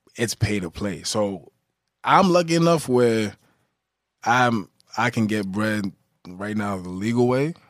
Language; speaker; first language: English; native; English